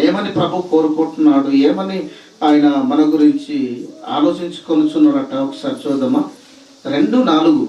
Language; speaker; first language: Telugu; non-native, local second language; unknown